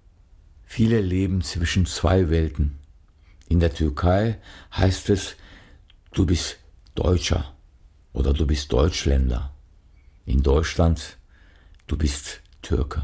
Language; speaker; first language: German; early bilingual, other home language; Turkish